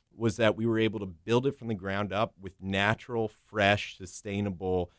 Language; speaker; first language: English; native; English